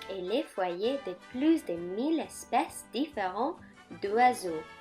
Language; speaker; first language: French; non-native, learner; Spanish